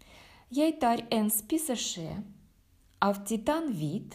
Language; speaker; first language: Norwegian; non-native, fluent; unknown